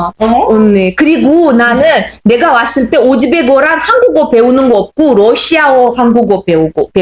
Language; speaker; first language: Korean; non-native, fluent; Uzbek